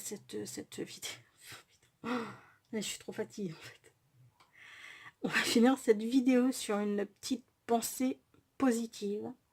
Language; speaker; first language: French; native; French